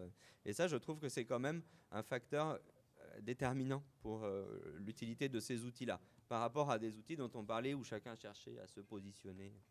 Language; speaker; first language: French; native; French